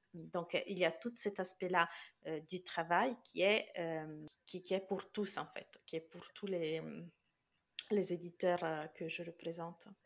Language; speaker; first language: French; non-native, fluent; Italian